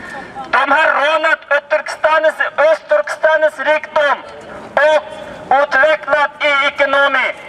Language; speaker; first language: Swedish; non-native, learner; Uyghur